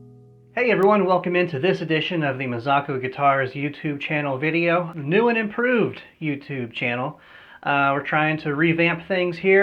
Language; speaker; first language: English; native; English